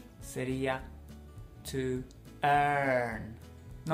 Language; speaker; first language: Spanish; non-native, fluent; English